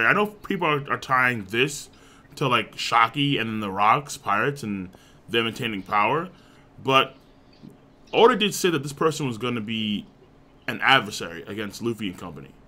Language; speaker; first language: English; native; English